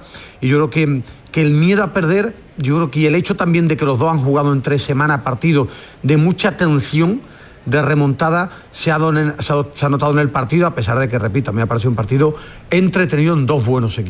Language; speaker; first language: Spanish; native; Spanish